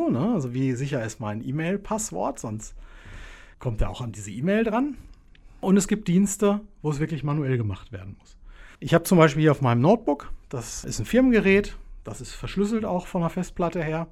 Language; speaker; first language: German; native; German